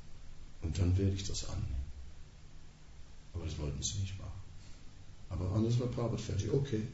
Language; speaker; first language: German; non-native, fluent; Dutch